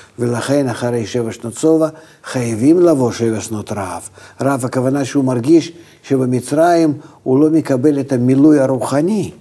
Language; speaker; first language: Hebrew; non-native, fluent; Russian